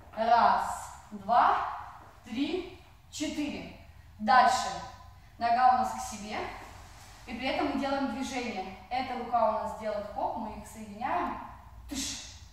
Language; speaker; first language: Russian; non-native, fluent; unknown